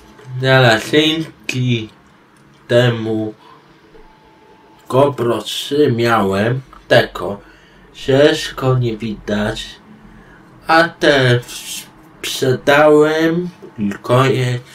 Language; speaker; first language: Polish; non-native, learner; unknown